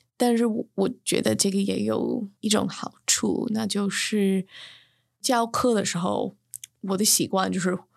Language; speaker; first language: Chinese; non-native, fluent; English